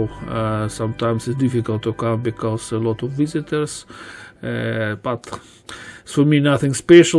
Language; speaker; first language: English; non-native, fluent; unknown